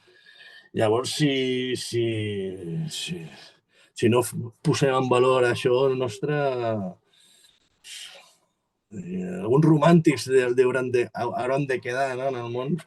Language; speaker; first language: Catalan; native; Catalan